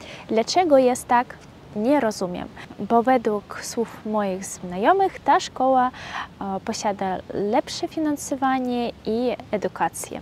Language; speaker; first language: Polish; non-native, fluent; Russian